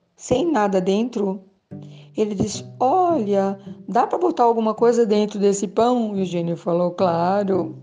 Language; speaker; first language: Portuguese; native; Portuguese